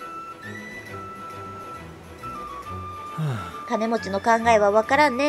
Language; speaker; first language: Japanese; native; Japanese